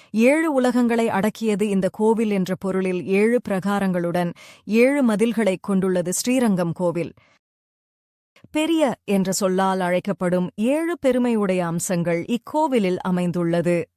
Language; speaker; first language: Tamil; native; Tamil